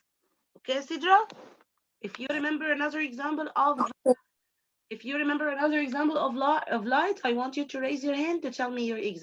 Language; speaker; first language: English; non-native, fluent; Arabic